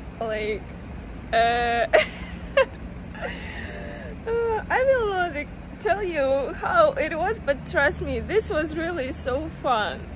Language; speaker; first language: English; non-native, learner; Russian